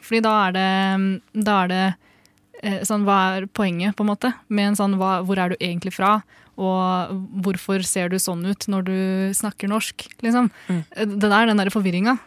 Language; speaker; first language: Norwegian; early bilingual, other home language; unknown